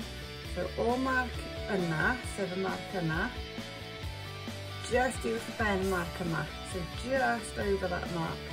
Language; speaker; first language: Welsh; non-native, local second language; English